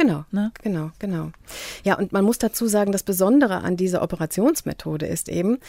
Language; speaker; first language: German; native; German